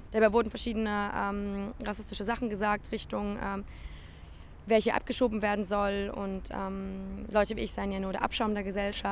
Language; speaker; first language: German; native; German